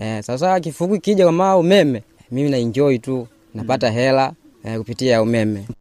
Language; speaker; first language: Swahili; non-native, local second language; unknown